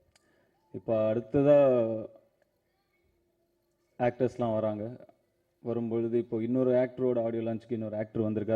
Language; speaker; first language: Tamil; native; Tamil